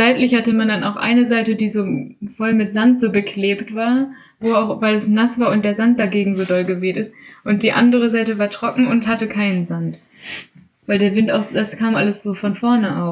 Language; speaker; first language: German; native; German